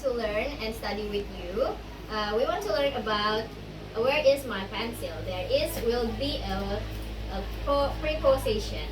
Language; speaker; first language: English; non-native, learner; Indonesian